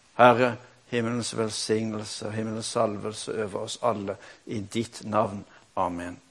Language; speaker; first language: Norwegian; native; Norwegian